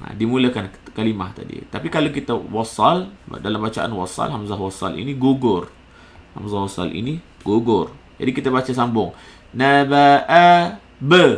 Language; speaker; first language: Malay; native; Malay